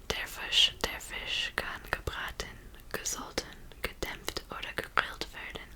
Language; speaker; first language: German; non-native, learner; English